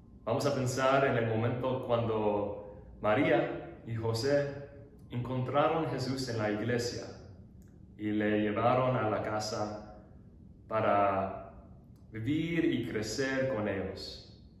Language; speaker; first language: Spanish; non-native, learner; English